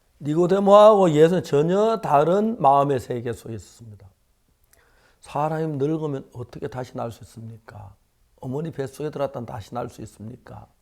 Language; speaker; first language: Korean; native; Korean